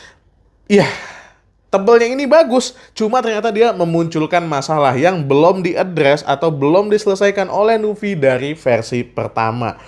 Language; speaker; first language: Indonesian; native; Indonesian